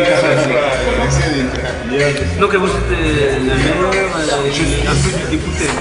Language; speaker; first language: French; non-native, learner; Spanish